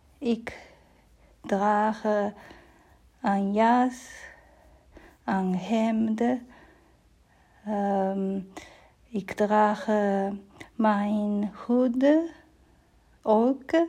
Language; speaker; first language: Dutch; non-native, learner; German